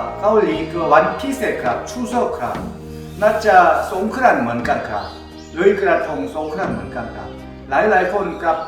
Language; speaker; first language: Thai; non-native, learner; Korean